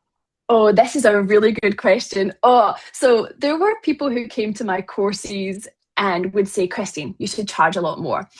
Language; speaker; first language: English; native; English